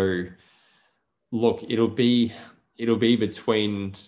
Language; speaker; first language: English; native; English